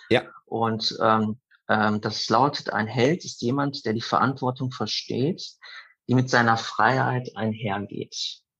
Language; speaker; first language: German; early bilingual, other home language; Italian